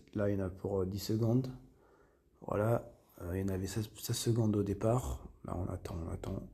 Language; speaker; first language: French; native; French